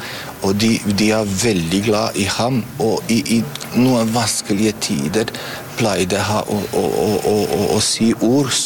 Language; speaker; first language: Norwegian; non-native, learner; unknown